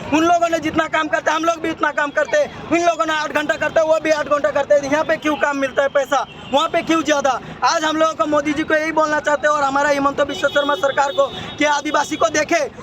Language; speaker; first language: Hindi; non-native, local second language; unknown